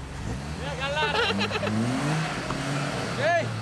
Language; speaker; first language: Greek; native; Greek